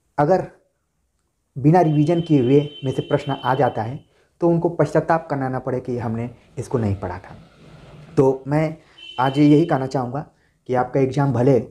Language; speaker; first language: Hindi; native; Hindi